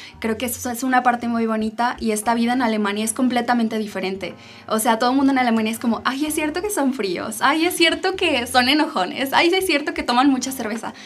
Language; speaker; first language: Spanish; native; Spanish